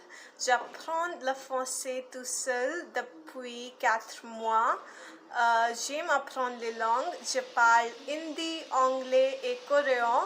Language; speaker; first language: French; non-native, learner; Hindi